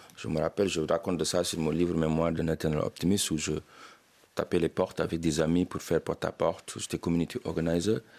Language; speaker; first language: French; non-native, local second language; Wolof